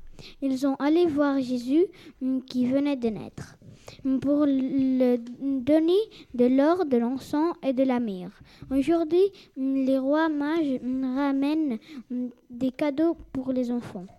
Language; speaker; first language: French; non-native, learner; Spanish